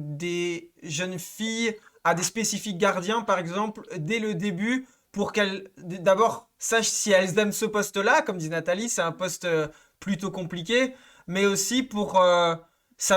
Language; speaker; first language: French; native; French